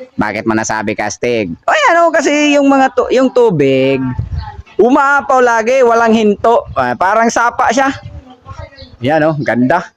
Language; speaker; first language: Filipino; native; Filipino